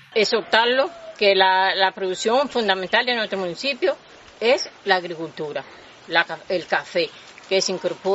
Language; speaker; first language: Spanish; native; Spanish